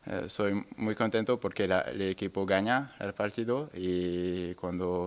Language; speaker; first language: Spanish; non-native, learner; French